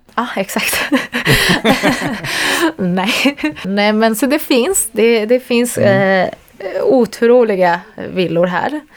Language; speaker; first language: Swedish; native; Swedish